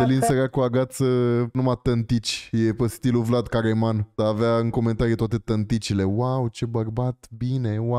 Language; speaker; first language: Romanian; native; Romanian